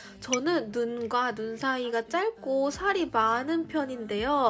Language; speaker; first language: Korean; native; Korean